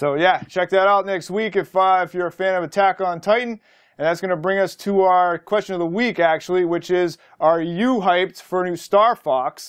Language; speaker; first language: English; native; English